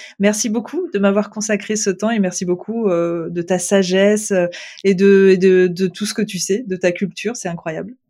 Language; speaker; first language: French; native; French